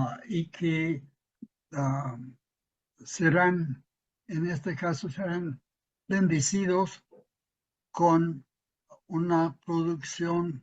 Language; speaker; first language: Spanish; non-native, fluent; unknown